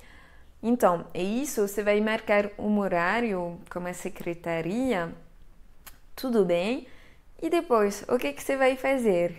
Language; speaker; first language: Portuguese; non-native, fluent; French